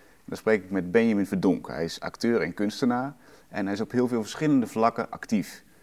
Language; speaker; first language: Dutch; native; Dutch